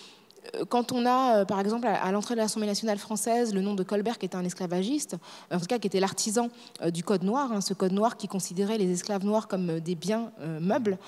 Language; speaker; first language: French; native; French